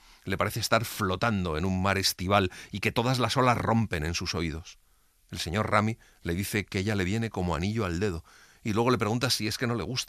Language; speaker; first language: Spanish; native; Spanish